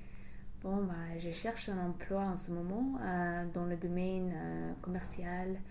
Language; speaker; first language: French; non-native, fluent; English